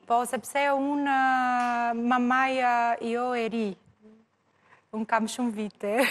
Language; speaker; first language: Albanian; non-native, learner; Portuguese